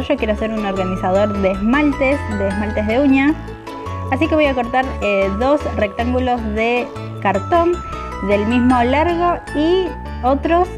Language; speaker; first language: Spanish; native; Spanish